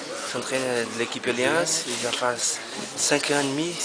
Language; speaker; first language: French; non-native, learner; Portuguese